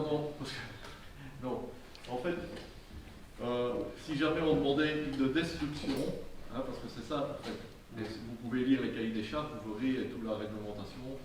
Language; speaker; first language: French; native; French